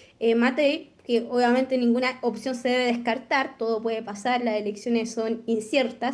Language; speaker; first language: Spanish; native; Spanish